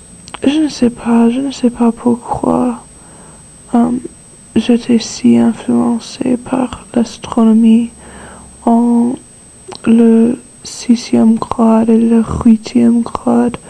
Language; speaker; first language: French; non-native, learner; English